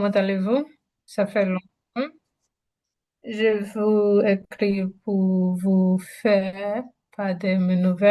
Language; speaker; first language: French; non-native, learner; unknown